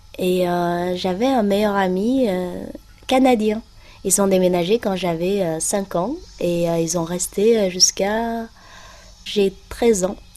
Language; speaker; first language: French; non-native, fluent; Uyghur